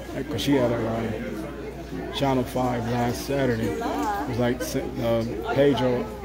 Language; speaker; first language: English; native; English